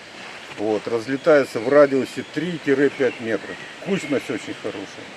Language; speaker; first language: Russian; native; Russian